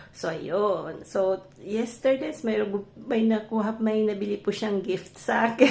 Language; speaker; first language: Filipino; non-native, local second language; Bikol